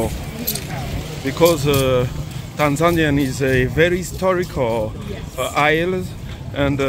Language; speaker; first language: English; non-native, learner; Lingala